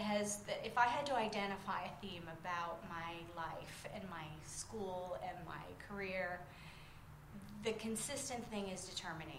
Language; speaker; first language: English; native; English